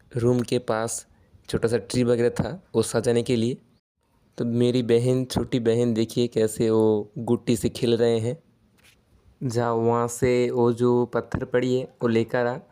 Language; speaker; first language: Hindi; non-native, local second language; Bangla